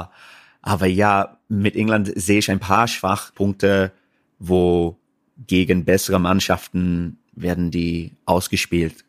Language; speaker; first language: German; non-native, fluent; English